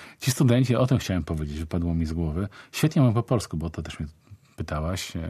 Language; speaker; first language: Polish; native; Polish